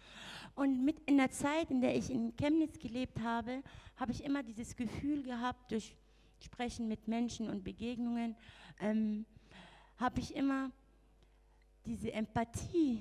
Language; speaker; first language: German; non-native, fluent; Arabic